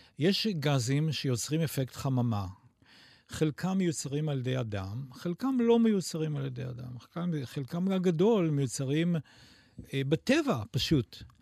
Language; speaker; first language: Hebrew; native; Hebrew